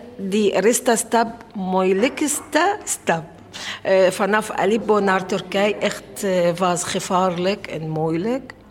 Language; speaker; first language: Dutch; non-native, learner; Arabic